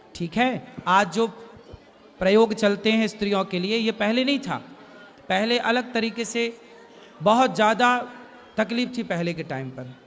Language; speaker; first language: Hindi; native; Hindi